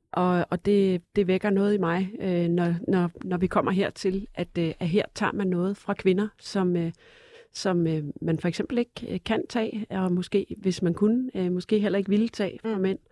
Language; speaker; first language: Danish; native; Danish